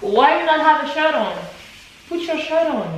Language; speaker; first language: English; non-native, learner; French